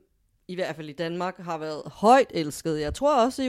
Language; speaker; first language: Danish; native; Danish